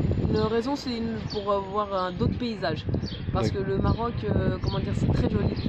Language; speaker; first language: French; native; French